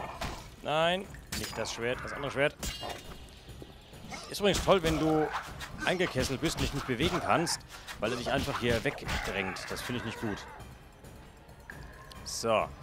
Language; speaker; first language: German; native; German